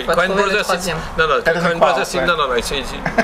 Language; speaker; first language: English; non-native, learner; French